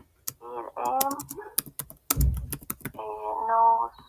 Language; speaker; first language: French; non-native, learner; Spanish